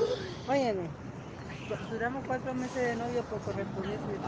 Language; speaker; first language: Spanish; native; Spanish